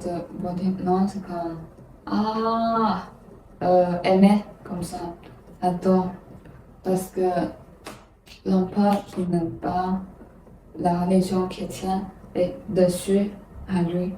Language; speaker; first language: French; non-native, learner; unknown